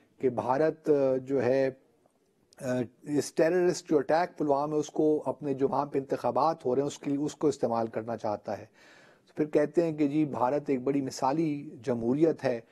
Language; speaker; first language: Urdu; native; Urdu